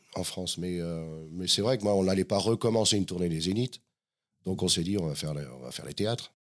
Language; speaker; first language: French; native; French